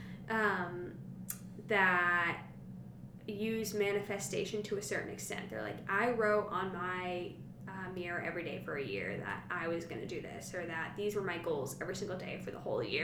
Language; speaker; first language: English; native; English